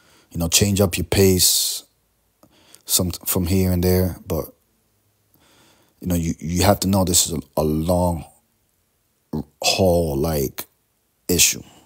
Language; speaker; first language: English; early bilingual, other home language; Spanish